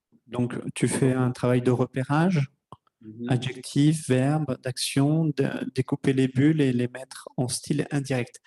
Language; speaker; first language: French; native; French